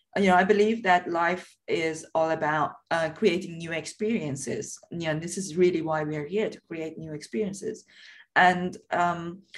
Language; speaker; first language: English; non-native, fluent; Persian